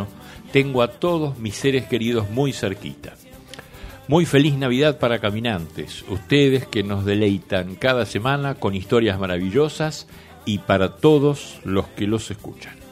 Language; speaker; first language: Spanish; native; Spanish